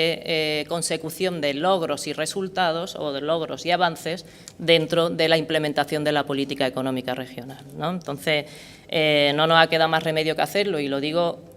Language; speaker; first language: Spanish; native; Spanish